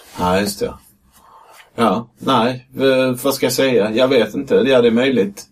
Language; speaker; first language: Swedish; native; Swedish